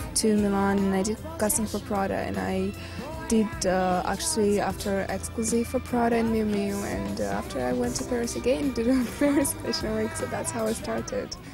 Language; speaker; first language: English; non-native, fluent; Russian